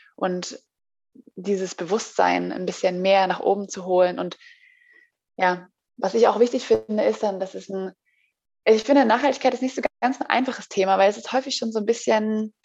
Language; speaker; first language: German; native; German